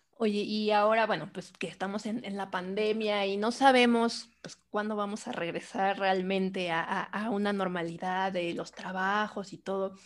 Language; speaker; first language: Spanish; native; Spanish